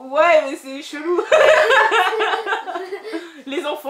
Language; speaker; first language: French; native; French